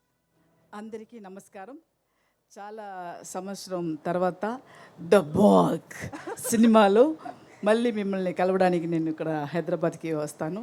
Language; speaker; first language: Telugu; non-native, fluent; Tamil